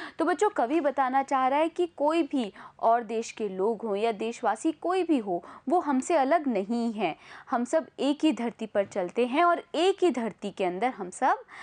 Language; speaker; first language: Hindi; native; Hindi